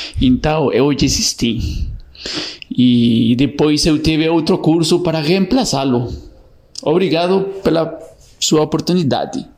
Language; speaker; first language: Portuguese; non-native, learner; Spanish